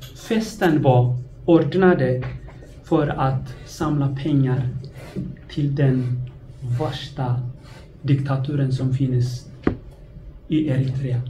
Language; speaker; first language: Swedish; non-native, fluent; Tigrinya